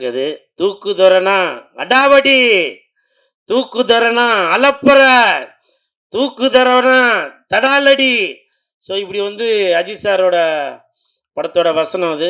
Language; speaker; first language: Tamil; native; Tamil